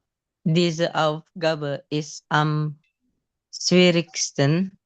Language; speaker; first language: German; non-native, learner; Indonesian